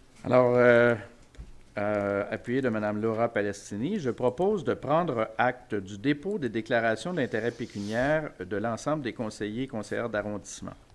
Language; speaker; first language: French; native; French